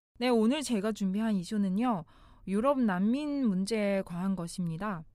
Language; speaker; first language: Korean; non-native, fluent; Chinese